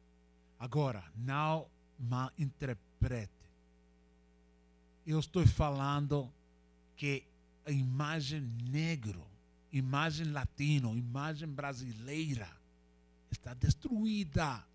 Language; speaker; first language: Portuguese; non-native, learner; Spanish